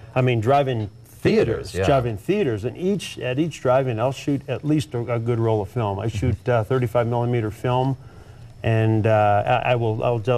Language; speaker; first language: English; native; English